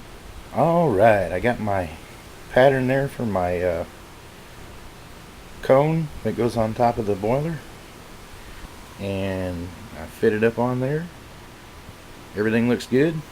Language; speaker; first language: English; native; English